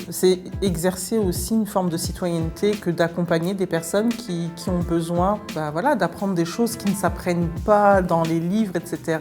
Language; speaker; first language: French; native; French